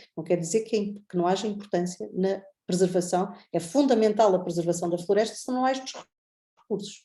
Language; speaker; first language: Portuguese; native; Portuguese